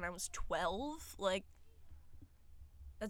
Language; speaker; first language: English; native; English